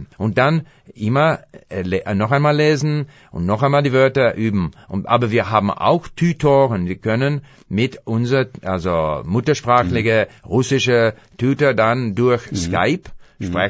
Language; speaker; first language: German; non-native, fluent; English